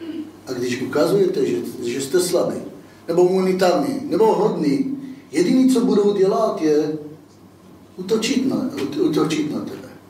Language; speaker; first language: Czech; non-native, fluent; Hebrew